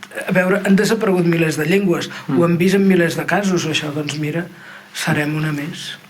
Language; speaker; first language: Catalan; native; Catalan